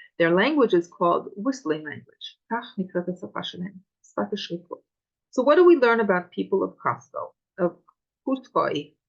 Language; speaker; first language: Hebrew; native; Hebrew